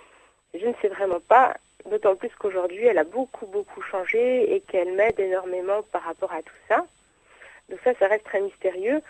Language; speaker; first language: French; native; French